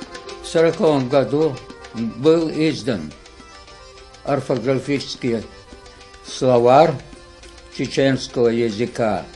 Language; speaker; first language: Russian; non-native, local second language; Chechen